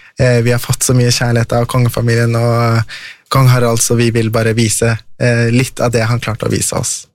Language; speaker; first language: Norwegian; early bilingual, other home language; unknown